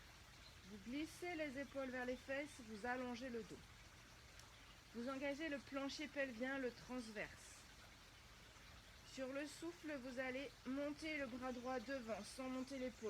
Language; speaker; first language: French; native; French